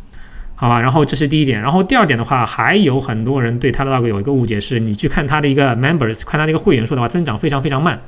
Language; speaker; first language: Chinese; native; Chinese